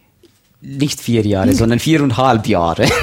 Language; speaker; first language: German; non-native, learner; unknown